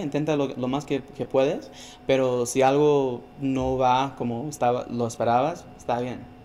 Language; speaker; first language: Spanish; early bilingual, heritage; Spanish